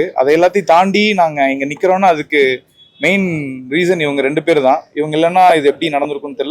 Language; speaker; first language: Tamil; native; Tamil